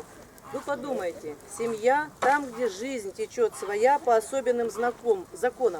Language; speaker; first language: Russian; native; Russian